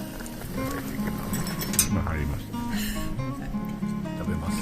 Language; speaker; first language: Japanese; native; Japanese